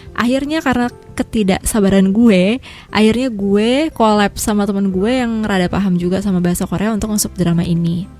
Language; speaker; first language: Indonesian; native; Indonesian